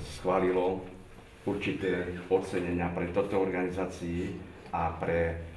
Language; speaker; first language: Slovak; non-native, local second language; Rusyn